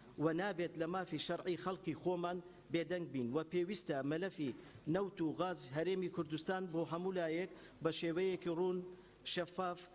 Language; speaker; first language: Central Kurdish; non-native, local second language; Turkish